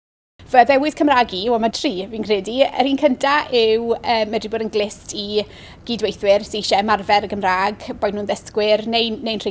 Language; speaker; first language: Welsh; native; Welsh